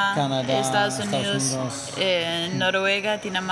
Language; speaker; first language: Spanish; non-native, fluent; Danish